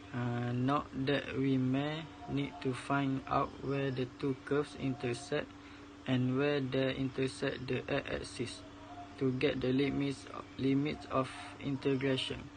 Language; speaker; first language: English; non-native, local second language; Malay